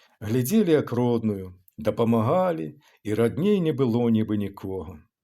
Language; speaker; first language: Belarusian; native; Belarusian